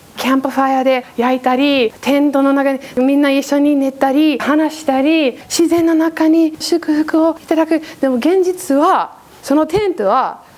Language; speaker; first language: Japanese; non-native, fluent; English